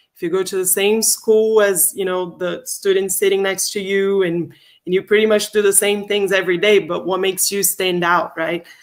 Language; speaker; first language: English; non-native, fluent; Portuguese